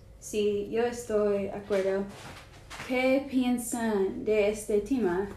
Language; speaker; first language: Spanish; non-native, learner; English